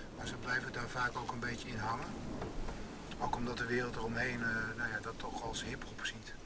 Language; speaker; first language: Dutch; native; Dutch